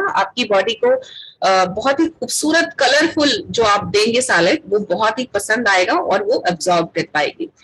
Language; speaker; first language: Hindi; native; Hindi